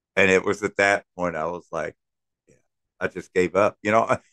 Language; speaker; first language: English; native; English